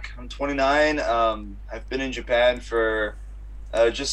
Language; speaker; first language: English; native; English